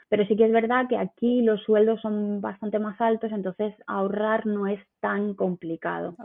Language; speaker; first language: Spanish; native; Spanish